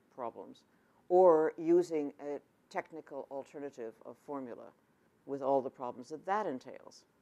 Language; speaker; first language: English; native; English